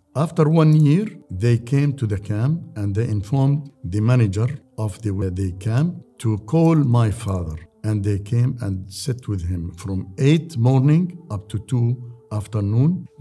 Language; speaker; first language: English; non-native, fluent; Arabic